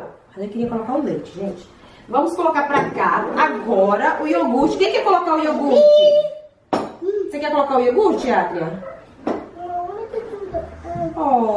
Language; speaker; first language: Portuguese; native; Portuguese